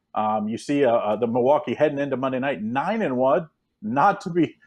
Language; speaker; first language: English; native; English